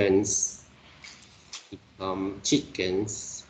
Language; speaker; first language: English; non-native, learner; Vietnamese